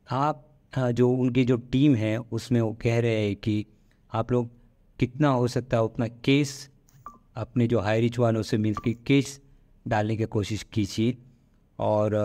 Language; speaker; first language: Hindi; non-native, local second language; Malayalam